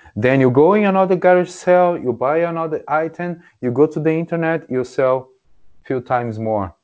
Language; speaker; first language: English; non-native, fluent; Portuguese